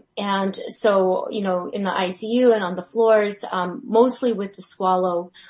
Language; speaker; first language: English; early bilingual, other home language; Russian